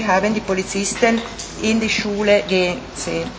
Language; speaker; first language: German; non-native, fluent; Italian